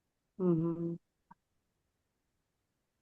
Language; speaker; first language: Hindi; non-native, local second language; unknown